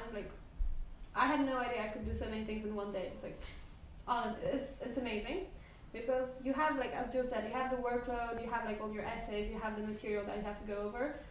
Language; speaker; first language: English; non-native, fluent; Polish